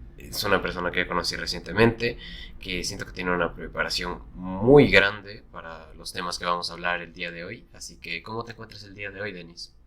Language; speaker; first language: Spanish; native; Spanish